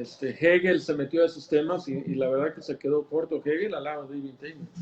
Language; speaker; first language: Spanish; native; Spanish